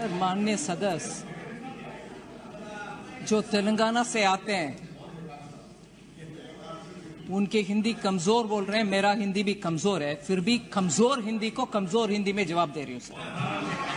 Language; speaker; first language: Hindi; non-native, local second language; Tamil